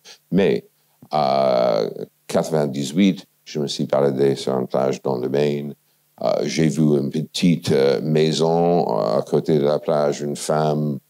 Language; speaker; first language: French; non-native, fluent; English